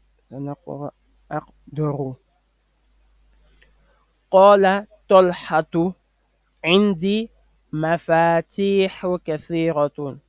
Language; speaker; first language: Arabic; non-native, fluent; French